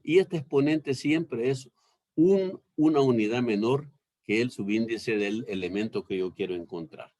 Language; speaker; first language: Spanish; native; Spanish